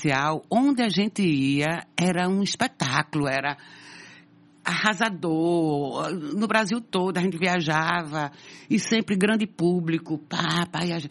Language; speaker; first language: Portuguese; native; Portuguese